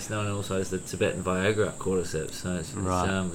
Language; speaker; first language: English; native; English